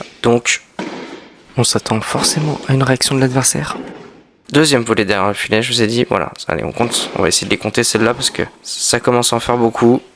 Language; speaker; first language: French; native; French